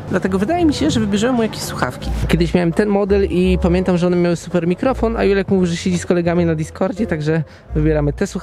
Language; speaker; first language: Polish; native; Polish